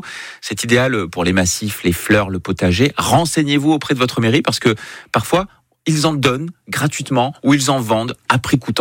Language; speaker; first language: French; native; French